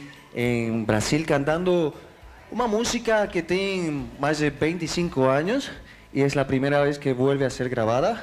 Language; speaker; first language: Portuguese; non-native, learner; Spanish